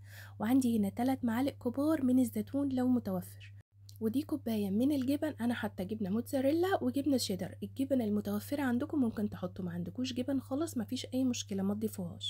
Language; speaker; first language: Arabic; native; Arabic